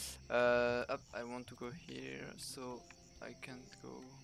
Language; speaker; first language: English; non-native, learner; French